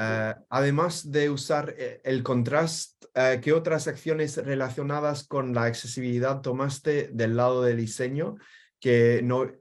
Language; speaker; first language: Spanish; non-native, fluent; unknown